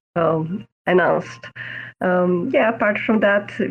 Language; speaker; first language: English; non-native, fluent; Polish